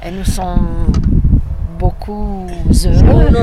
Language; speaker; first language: French; non-native, learner; Italian